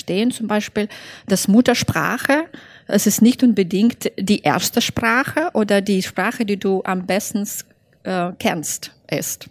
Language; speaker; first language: German; non-native, fluent; Belarusian